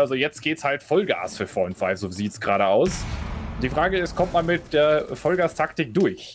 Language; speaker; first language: German; native; German